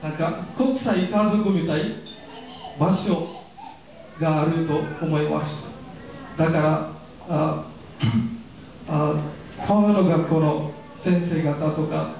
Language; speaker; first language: Japanese; non-native, fluent; Marathi